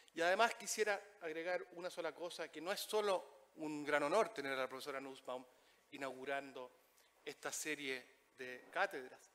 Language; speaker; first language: Spanish; native; Spanish